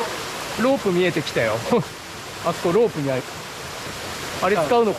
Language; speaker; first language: Japanese; native; Japanese